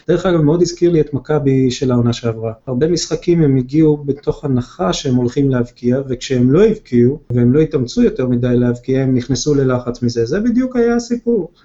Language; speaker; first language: Hebrew; native; Hebrew